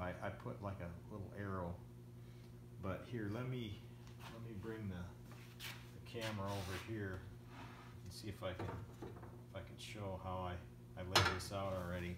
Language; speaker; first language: English; native; English